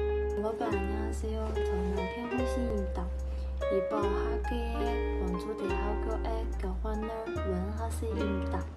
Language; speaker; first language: Korean; non-native, learner; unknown